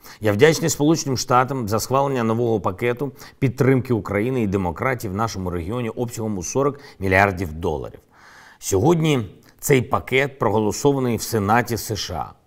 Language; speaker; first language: Ukrainian; non-native, local second language; Russian